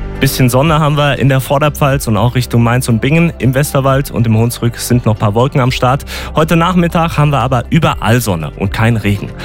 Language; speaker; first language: German; native; German